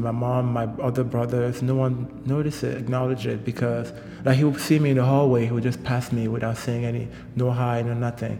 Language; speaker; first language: English; non-native, local second language; French